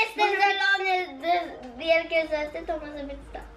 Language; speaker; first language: Polish; early bilingual, heritage; Polish